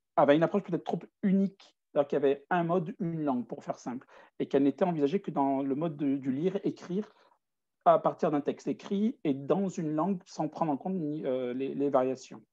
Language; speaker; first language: French; native; French